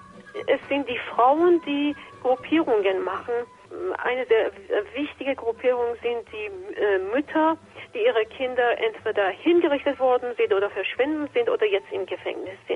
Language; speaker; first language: German; non-native, fluent; Persian